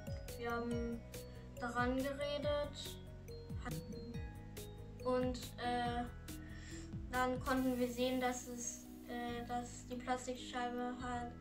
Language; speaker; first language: German; early bilingual, other home language; Indonesian